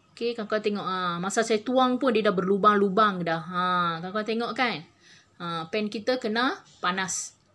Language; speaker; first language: Malay; non-native, local second language; Tamil